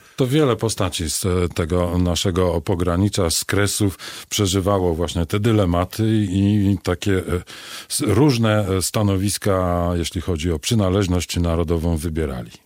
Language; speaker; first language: Polish; native; Polish